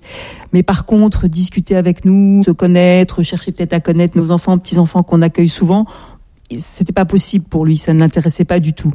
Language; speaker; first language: French; native; French